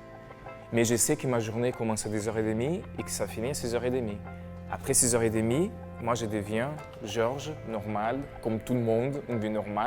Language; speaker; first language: French; non-native, fluent; Portuguese